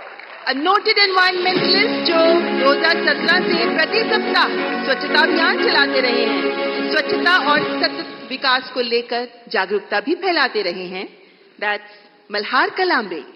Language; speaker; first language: Hindi; native; Hindi